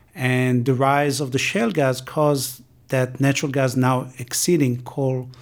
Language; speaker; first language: English; non-native, fluent; Hebrew